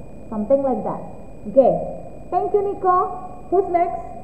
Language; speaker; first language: English; non-native, fluent; Indonesian